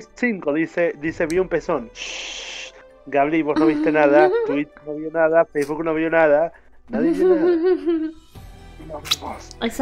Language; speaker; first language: Spanish; native; Spanish